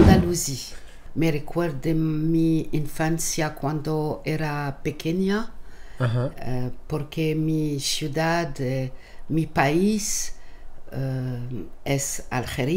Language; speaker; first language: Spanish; non-native, learner; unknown